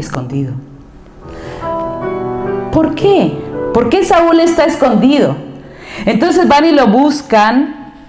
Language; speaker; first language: Spanish; native; Spanish